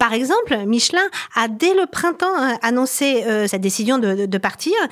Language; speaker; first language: French; native; French